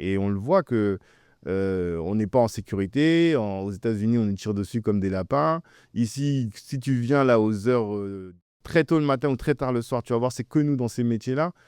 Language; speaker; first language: French; early bilingual, other home language; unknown